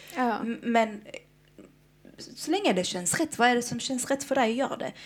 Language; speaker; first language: Swedish; early bilingual, other home language; Arabic